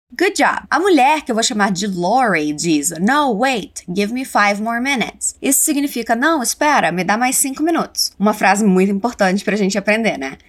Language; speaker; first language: Portuguese; native; Portuguese